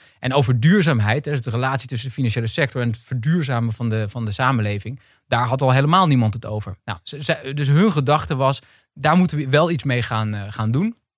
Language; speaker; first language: Dutch; native; Dutch